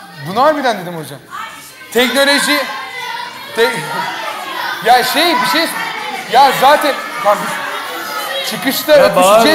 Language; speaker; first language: Turkish; native; Turkish